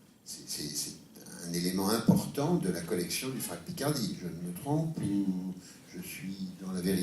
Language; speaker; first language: French; native; French